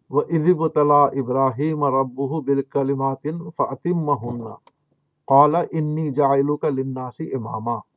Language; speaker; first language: Urdu; native; Urdu